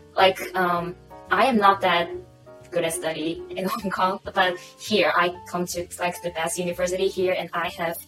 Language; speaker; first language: English; non-native, local second language; Cantonese